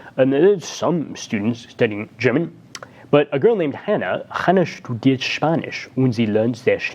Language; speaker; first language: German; non-native, fluent; English